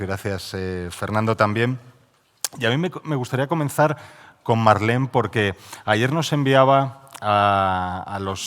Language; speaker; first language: Spanish; native; Spanish